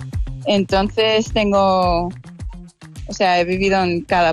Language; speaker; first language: Spanish; non-native, fluent; English